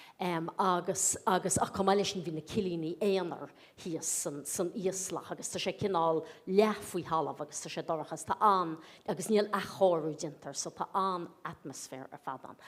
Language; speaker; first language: Irish; native; Irish